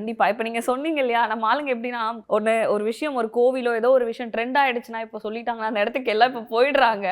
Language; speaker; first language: Tamil; native; Tamil